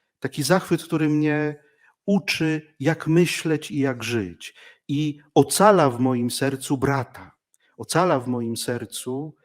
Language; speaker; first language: Polish; native; Polish